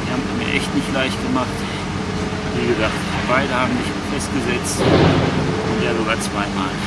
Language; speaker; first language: German; native; German